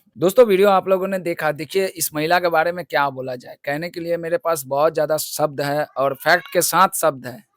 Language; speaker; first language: Hindi; non-native, local second language; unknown